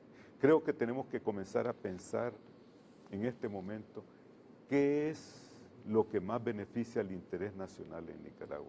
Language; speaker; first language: Spanish; native; Spanish